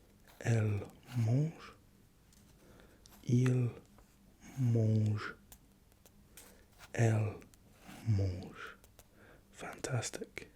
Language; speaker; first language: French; non-native, learner; English